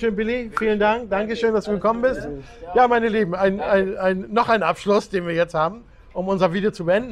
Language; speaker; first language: German; native; German